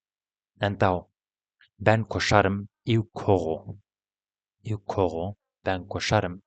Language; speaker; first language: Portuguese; non-native, learner; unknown